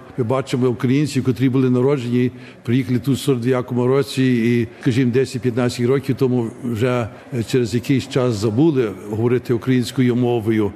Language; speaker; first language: Ukrainian; early bilingual, heritage; Ukrainian